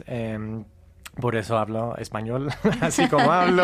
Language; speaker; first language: Spanish; non-native, fluent; English